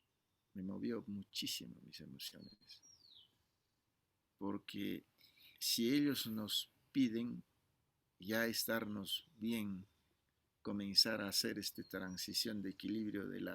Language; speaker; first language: Spanish; non-native, fluent; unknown